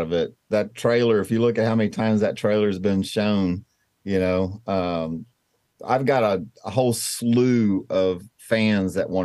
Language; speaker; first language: English; native; English